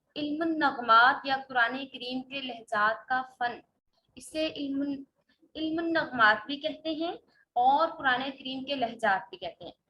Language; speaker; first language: Urdu; native; Urdu